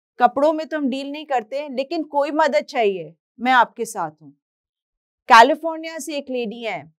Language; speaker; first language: Hindi; native; Hindi